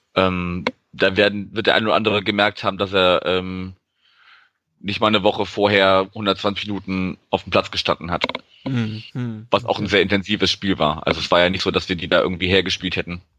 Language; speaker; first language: German; native; German